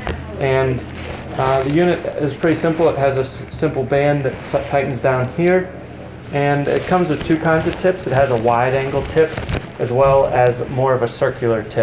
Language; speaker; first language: English; native; English